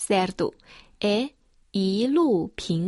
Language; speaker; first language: Portuguese; non-native, fluent; Chinese